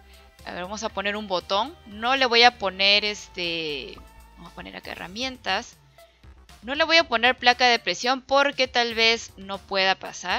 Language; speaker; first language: Spanish; native; Spanish